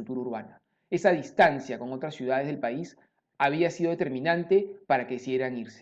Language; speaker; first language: Spanish; native; Spanish